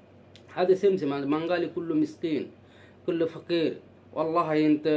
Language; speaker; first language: Arabic; non-native, learner; Bangla